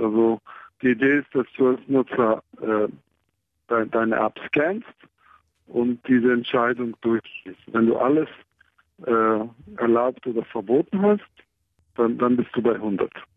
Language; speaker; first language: German; non-native, fluent; Hebrew